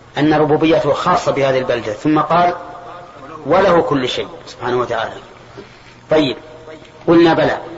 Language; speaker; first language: Arabic; native; Arabic